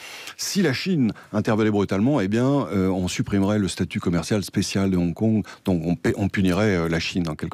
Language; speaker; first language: French; native; French